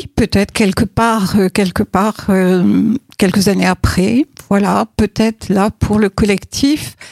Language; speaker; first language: French; native; French